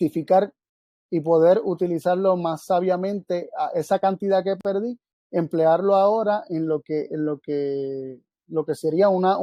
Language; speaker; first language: Spanish; native; Spanish